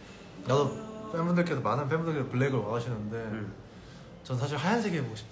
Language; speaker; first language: Korean; native; Korean